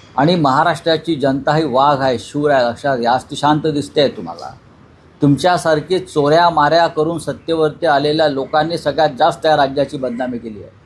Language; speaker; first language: Marathi; native; Marathi